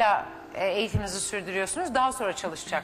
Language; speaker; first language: Turkish; native; Turkish